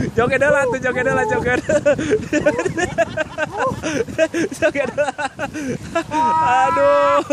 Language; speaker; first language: Indonesian; non-native, local second language; Sundanese